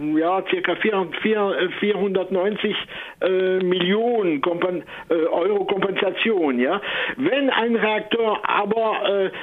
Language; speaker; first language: German; non-native, local second language; French